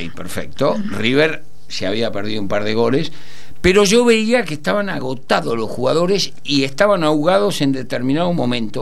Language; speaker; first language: Spanish; native; Spanish